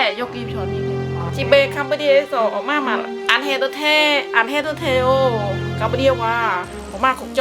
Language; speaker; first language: Korean; non-native, learner; Khmer